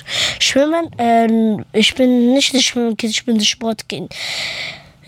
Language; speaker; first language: German; early bilingual, other home language; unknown